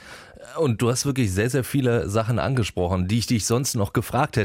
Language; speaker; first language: German; native; German